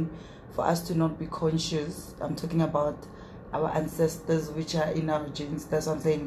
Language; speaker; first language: English; non-native, local second language; Tswana